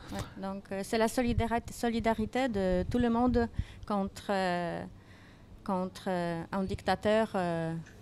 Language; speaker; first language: French; non-native, fluent; Polish